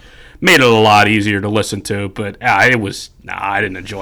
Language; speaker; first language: English; native; English